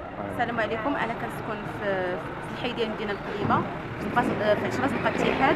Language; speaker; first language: Arabic; native; Arabic